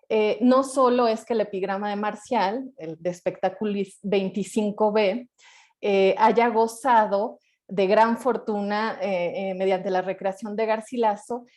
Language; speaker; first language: Spanish; native; Spanish